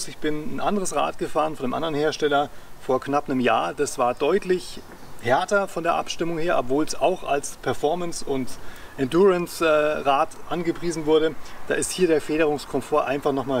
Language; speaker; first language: German; native; German